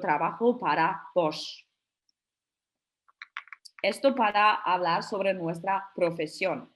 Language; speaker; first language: Spanish; non-native, fluent; German